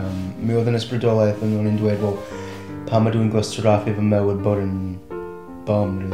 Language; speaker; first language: Welsh; non-native, fluent; English